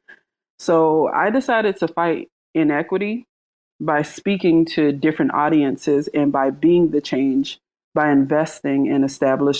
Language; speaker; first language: English; native; English